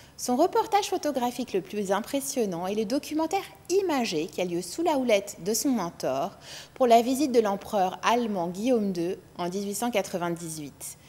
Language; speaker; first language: French; non-native, local second language; Arabic